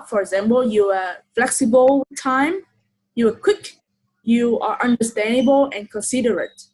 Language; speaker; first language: English; non-native, fluent; Vietnamese